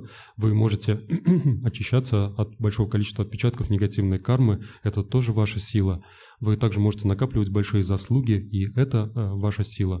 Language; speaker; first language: Russian; native; Russian